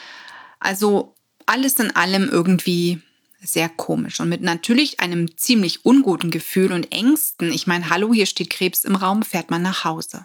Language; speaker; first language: German; native; German